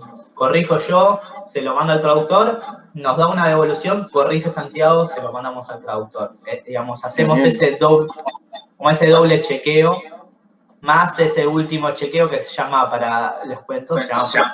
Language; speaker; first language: Spanish; native; Spanish